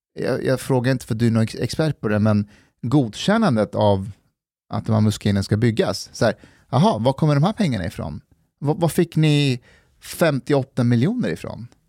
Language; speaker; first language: Swedish; early bilingual, other home language; Persian